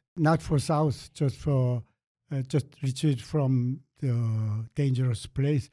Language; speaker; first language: English; non-native, fluent; Korean